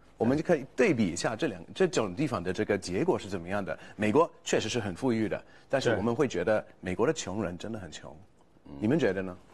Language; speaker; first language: Chinese; non-native, fluent; English